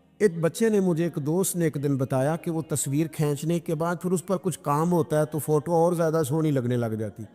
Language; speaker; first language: Urdu; non-native, local second language; Punjabi